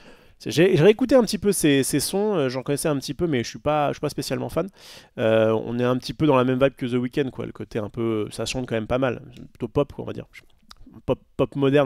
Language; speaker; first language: French; native; French